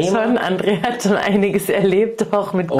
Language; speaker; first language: German; native; German